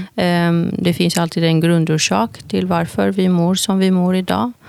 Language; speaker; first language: Swedish; early bilingual, other home language; Turkish